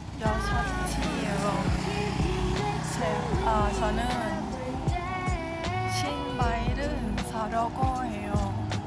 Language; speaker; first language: Korean; non-native, learner; Thai